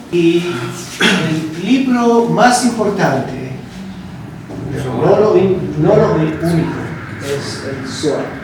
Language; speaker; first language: Spanish; non-native, learner; Hebrew